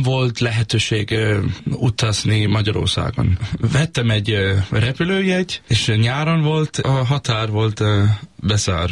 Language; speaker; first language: Hungarian; non-native, learner; Danish